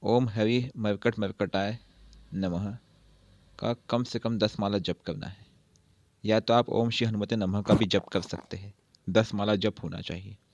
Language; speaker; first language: Hindi; native; Hindi